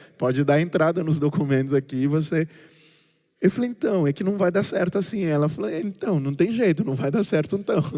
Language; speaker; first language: Portuguese; non-native, local second language; Kabuverdianu